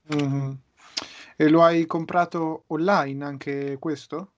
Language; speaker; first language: Italian; native; Italian